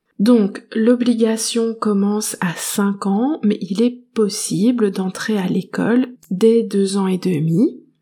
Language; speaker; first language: French; native; French